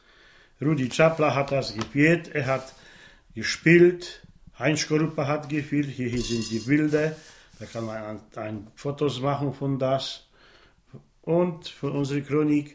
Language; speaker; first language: German; non-native, local second language; Polish